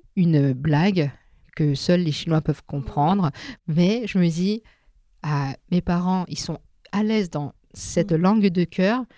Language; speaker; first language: French; non-native, local second language; Min Nan Chinese